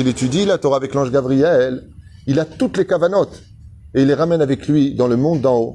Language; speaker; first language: French; native; French